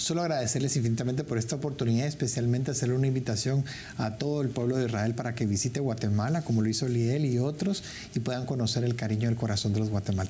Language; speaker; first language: Spanish; native; Spanish